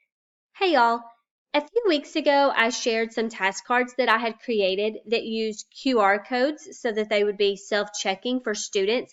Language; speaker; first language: English; native; English